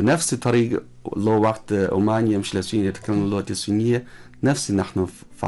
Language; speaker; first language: Arabic; non-native, learner; Chinese